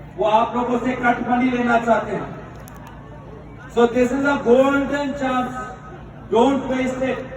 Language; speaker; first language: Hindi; non-native, local second language; Assamese